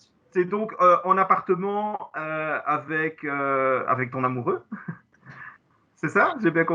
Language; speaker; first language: French; native; French